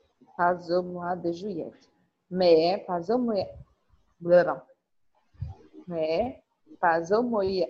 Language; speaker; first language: French; non-native, learner; Portuguese